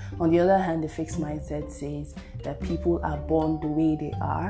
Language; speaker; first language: English; non-native, local second language; Igbo